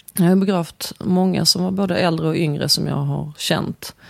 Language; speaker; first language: Swedish; early bilingual, other home language; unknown